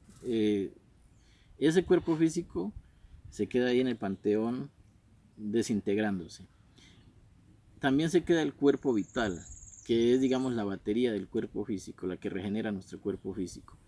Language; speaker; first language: Spanish; native; Spanish